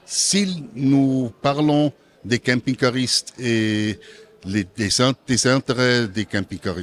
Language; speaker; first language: French; non-native, local second language; German